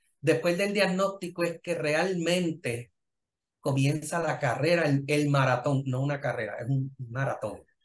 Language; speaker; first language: Spanish; native; Spanish